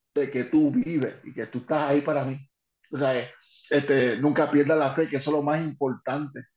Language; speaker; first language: Spanish; early bilingual, heritage; Spanish